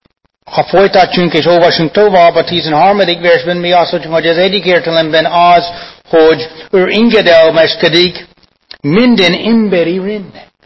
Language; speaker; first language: Hungarian; non-native, fluent; English